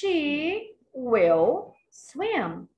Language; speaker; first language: English; non-native, fluent; Portuguese